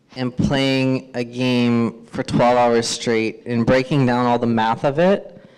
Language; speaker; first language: English; native; English